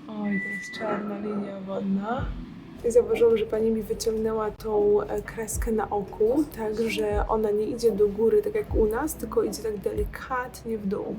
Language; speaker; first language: Polish; native; Polish